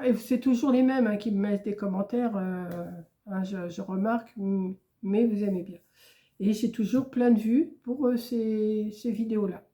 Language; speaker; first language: French; native; French